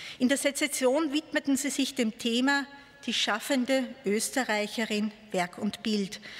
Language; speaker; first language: German; native; German